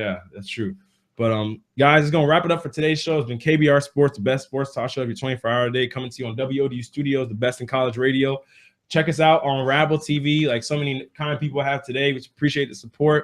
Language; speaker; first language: English; native; English